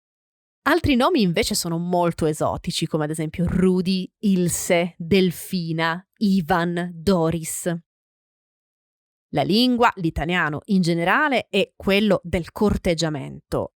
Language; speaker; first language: Italian; native; Italian